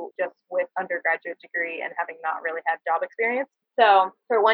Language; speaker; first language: English; native; English